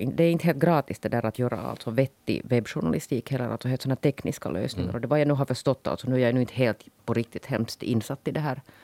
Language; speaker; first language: Swedish; native; Swedish